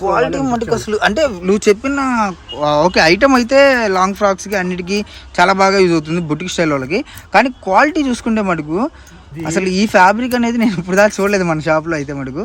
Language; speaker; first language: Telugu; native; Telugu